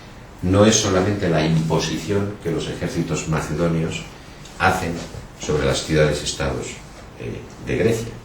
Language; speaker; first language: Spanish; native; Spanish